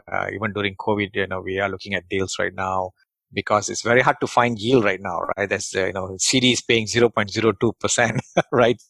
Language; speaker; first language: English; non-native, local second language; Tamil